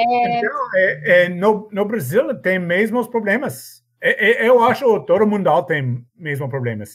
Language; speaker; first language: Portuguese; non-native, learner; English